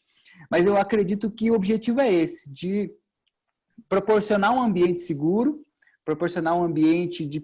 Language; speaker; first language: Portuguese; native; Portuguese